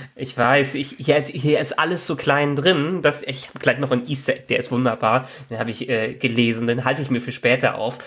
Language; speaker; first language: German; native; German